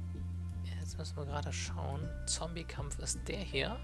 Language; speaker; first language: German; native; German